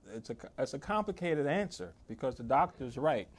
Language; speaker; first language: English; native; English